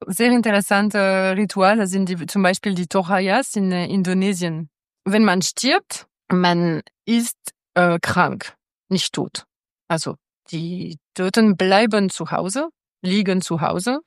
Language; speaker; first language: German; non-native, local second language; French